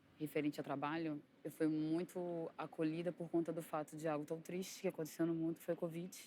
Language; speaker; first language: Portuguese; native; Portuguese